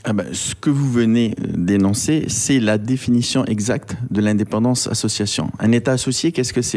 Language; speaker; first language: French; native; French